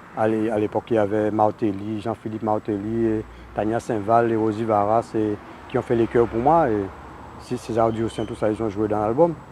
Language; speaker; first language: French; native; French